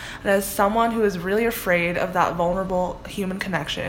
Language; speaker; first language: English; native; English